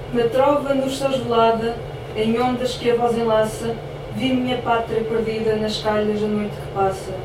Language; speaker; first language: Portuguese; native; Portuguese